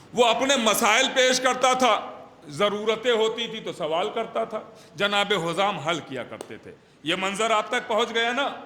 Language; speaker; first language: Urdu; native; Urdu